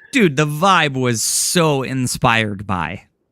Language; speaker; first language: English; native; English